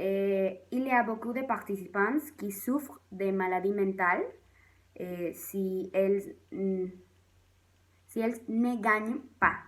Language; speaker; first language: French; non-native, learner; Spanish